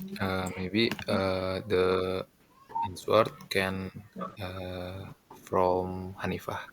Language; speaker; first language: English; non-native, learner; Indonesian